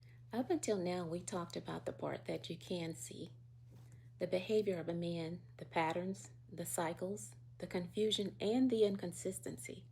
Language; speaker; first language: English; native; English